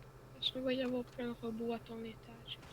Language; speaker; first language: French; native; French